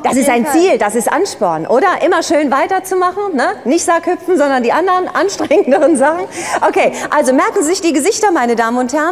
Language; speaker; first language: German; native; German